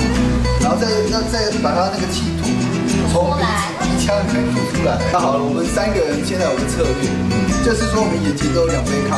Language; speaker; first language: Chinese; native; Chinese